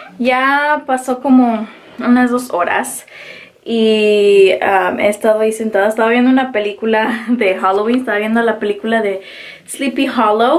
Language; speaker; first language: Spanish; early bilingual, heritage; Spanish